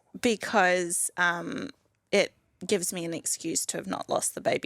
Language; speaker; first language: English; native; English